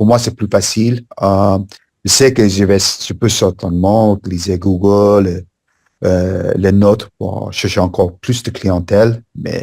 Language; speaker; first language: French; non-native, fluent; English